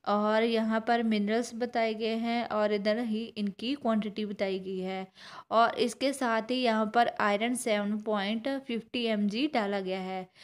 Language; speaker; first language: Hindi; non-native, local second language; Punjabi